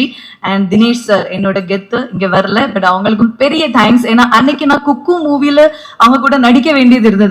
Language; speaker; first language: Tamil; non-native, fluent; Malayalam